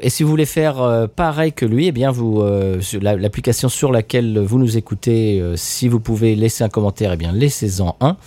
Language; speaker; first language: French; native; French